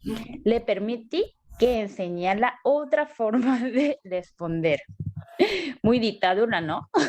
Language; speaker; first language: Spanish; non-native, learner; Korean